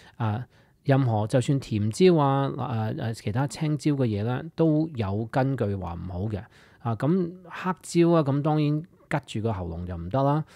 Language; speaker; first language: Cantonese; early bilingual, heritage; English